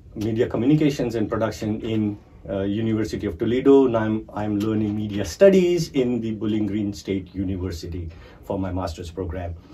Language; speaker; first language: English; non-native, local second language; Marathi